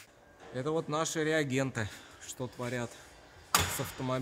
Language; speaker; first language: Russian; native; Russian